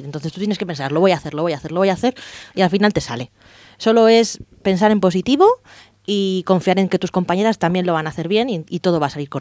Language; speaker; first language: Spanish; native; Spanish